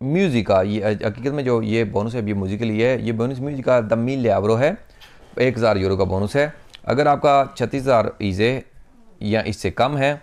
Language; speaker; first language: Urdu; non-native, local second language; Punjabi